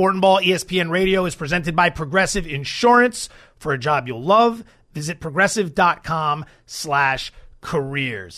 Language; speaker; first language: English; native; English